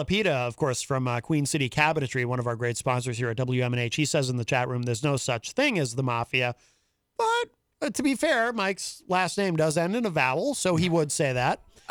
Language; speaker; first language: English; native; English